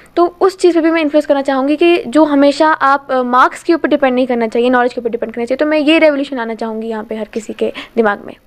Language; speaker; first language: Hindi; native; Hindi